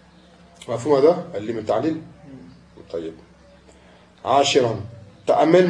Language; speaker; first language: Arabic; non-native, fluent; French